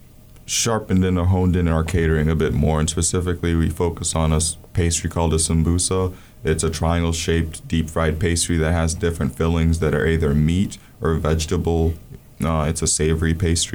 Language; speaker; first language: English; non-native, local second language; Ganda